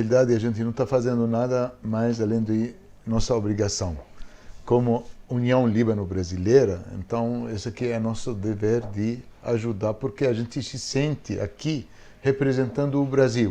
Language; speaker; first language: Portuguese; non-native, fluent; Arabic